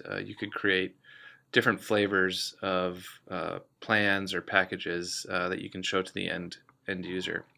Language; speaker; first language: English; native; English